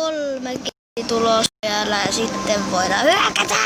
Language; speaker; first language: Finnish; native; Finnish